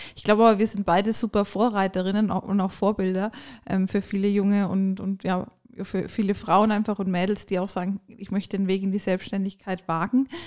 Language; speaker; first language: German; native; German